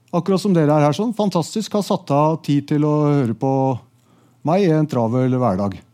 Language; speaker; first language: Norwegian; native; Norwegian